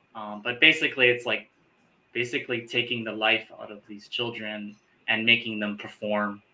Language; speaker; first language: English; native; English